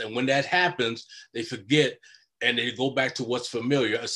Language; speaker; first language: English; native; English